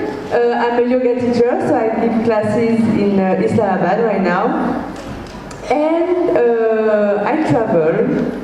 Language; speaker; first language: English; non-native, fluent; French